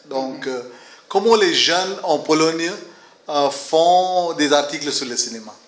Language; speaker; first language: French; non-native, fluent; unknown